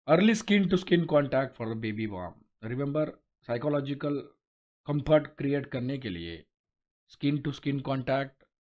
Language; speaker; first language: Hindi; non-native, local second language; Marathi